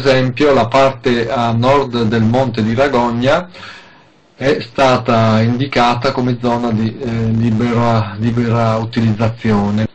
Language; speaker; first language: Italian; native; Italian